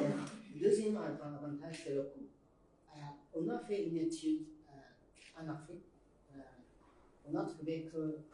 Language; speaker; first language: French; non-native, learner; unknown